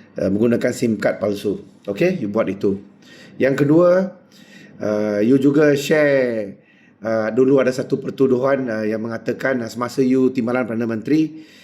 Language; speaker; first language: Malay; non-native, local second language; Punjabi